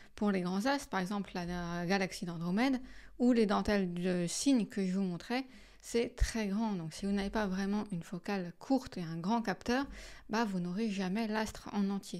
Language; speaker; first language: French; native; French